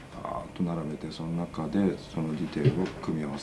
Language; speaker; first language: Japanese; native; Japanese